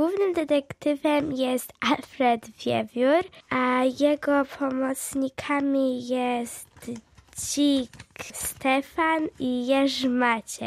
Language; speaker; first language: Polish; native; Polish